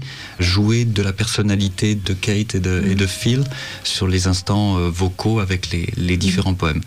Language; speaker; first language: French; native; French